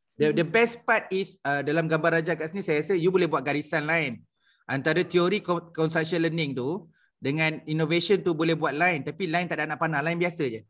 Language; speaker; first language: Malay; native; Malay